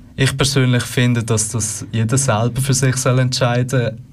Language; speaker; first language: German; native; German